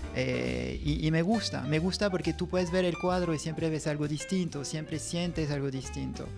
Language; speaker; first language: Spanish; non-native, fluent; French